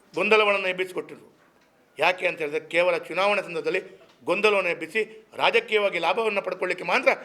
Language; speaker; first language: Kannada; non-native, local second language; Konkani